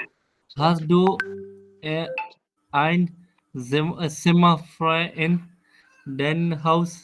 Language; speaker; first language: German; non-native, learner; Urdu